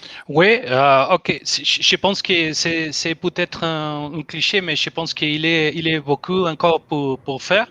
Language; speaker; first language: French; non-native, learner; Spanish